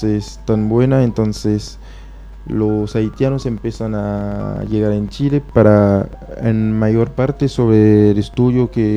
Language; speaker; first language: Spanish; non-native, fluent; Haitian Creole